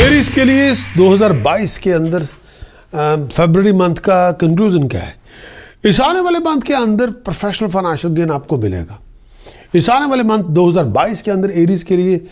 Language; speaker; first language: Hindi; native; Hindi